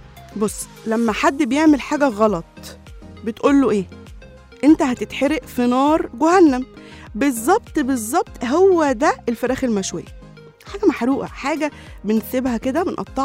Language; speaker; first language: Arabic; native; Arabic